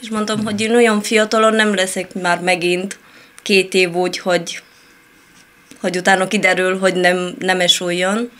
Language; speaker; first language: Hungarian; non-native, fluent; Italian